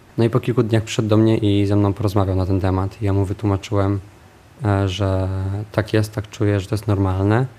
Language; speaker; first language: Polish; native; Polish